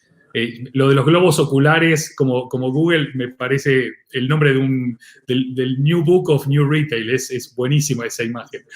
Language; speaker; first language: Spanish; native; Spanish